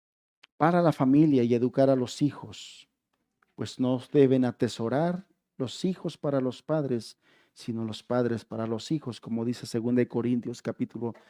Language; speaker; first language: Spanish; native; Spanish